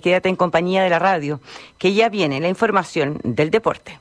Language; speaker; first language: Spanish; native; Spanish